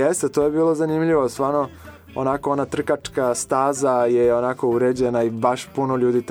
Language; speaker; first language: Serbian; non-native, fluent; Portuguese